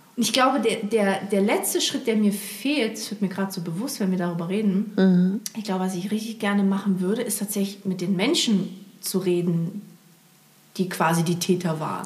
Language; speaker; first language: German; early bilingual, other home language; Portuguese